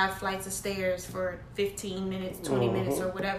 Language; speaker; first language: English; native; English